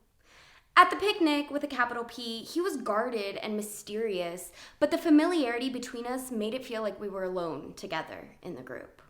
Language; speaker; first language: English; native; English